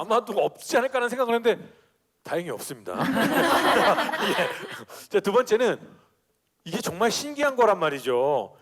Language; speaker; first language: Korean; native; Korean